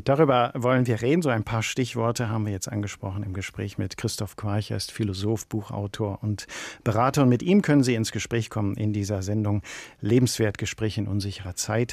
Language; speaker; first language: German; native; German